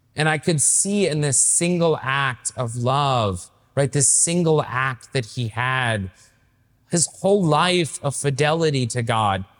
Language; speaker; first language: English; native; English